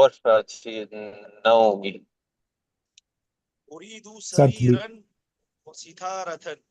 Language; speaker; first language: Arabic; non-native, learner; English